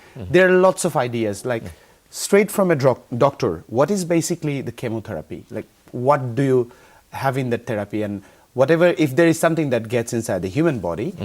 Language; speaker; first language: English; non-native, local second language; Bangla